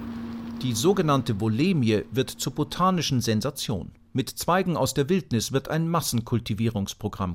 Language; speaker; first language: German; native; German